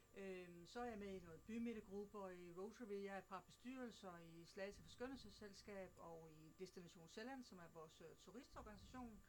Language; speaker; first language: Danish; native; Danish